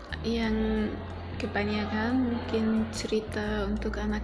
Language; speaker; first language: Indonesian; non-native, learner; Arabic